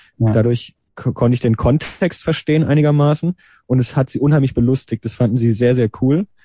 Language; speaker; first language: German; native; German